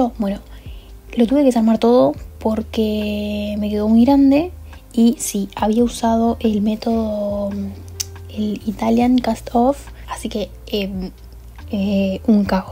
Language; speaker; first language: Spanish; native; Spanish